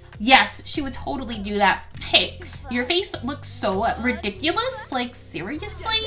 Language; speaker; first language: English; native; English